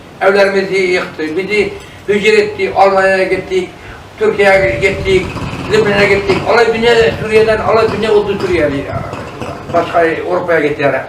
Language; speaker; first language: Turkish; non-native, learner; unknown